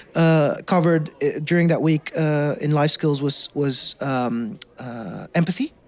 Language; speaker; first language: English; non-native, fluent; Dutch